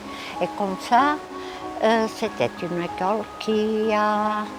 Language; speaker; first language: French; non-native, fluent; Portuguese